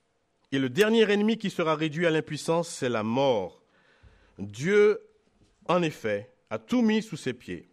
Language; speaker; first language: French; native; French